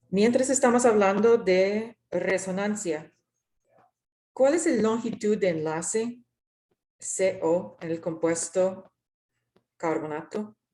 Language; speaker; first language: Spanish; non-native, fluent; English